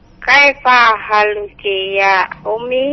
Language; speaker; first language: Arabic; non-native, learner; Indonesian